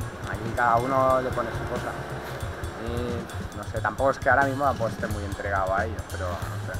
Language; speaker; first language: Spanish; native; Spanish